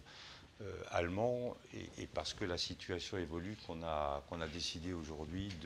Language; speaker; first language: French; native; French